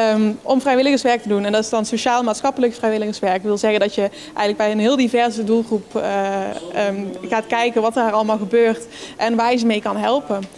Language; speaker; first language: Dutch; native; Dutch